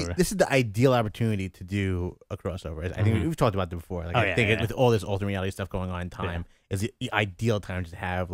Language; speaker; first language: English; native; English